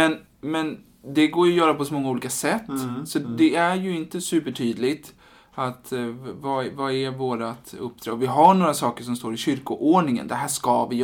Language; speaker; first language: Swedish; native; Swedish